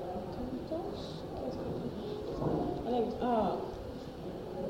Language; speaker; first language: Spanish; non-native, learner; Swedish